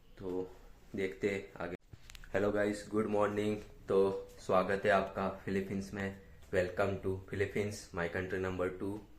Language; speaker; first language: Hindi; non-native, local second language; Gujarati